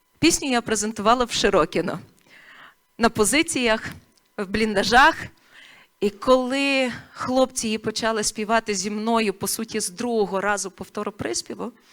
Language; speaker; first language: Ukrainian; native; Ukrainian